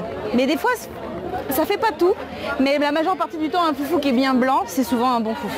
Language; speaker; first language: French; native; French